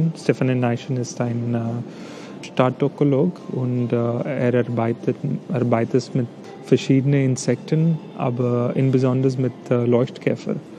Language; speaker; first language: German; non-native, learner; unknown